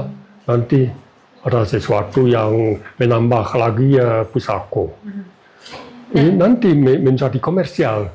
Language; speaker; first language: Indonesian; non-native, learner; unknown